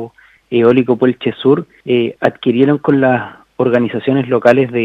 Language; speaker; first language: Spanish; native; Spanish